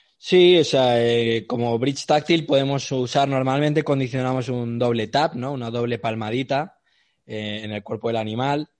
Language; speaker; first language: Spanish; native; Spanish